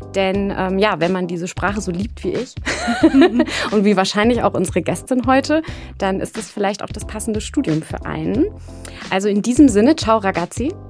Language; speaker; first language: German; native; German